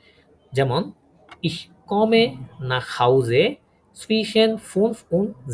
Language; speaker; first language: German; non-native, fluent; Bangla